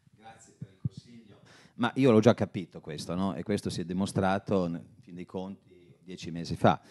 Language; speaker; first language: Italian; native; Italian